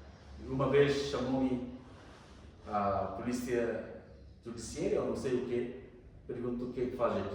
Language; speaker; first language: Portuguese; non-native, learner; Bangla